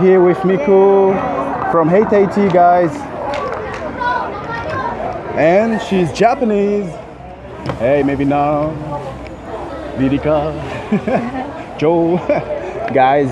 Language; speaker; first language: English; non-native, learner; French